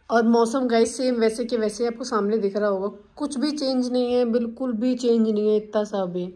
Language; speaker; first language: Hindi; native; Hindi